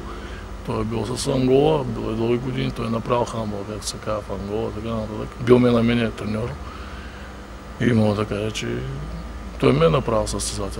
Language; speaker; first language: Bulgarian; native; Bulgarian